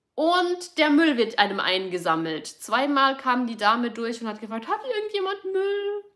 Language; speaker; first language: German; native; German